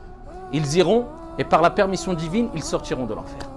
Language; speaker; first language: French; native; French